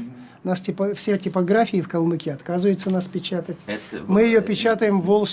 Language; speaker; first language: Russian; native; Russian